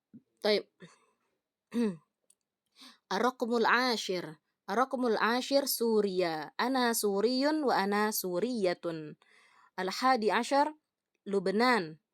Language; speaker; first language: Arabic; non-native, fluent; Indonesian